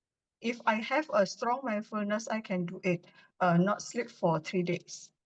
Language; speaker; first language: English; non-native, learner; Indonesian